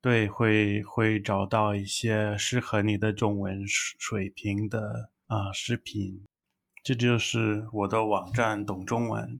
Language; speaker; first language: Chinese; non-native, learner; English